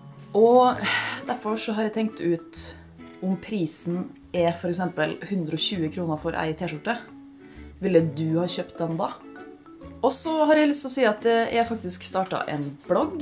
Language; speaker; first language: Norwegian; native; Norwegian